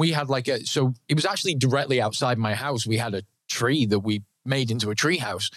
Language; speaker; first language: English; native; English